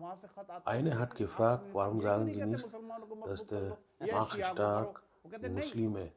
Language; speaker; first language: German; non-native, learner; Urdu